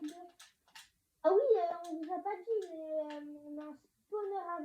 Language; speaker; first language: French; native; French